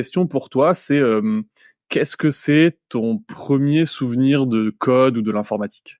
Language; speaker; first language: French; native; French